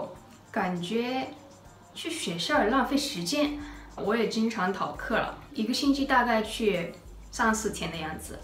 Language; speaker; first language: Chinese; non-native, fluent; Japanese